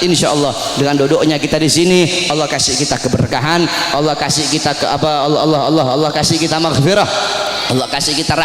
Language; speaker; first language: Indonesian; native; Indonesian